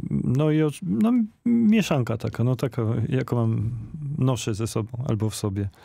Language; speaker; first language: Polish; early bilingual, heritage; Polish